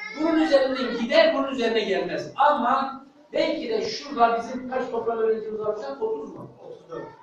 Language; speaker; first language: Turkish; native; Turkish